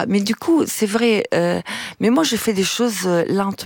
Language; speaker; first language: French; non-native, fluent; Italian